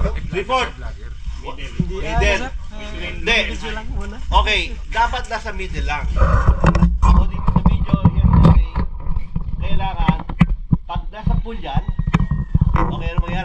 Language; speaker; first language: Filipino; native; Filipino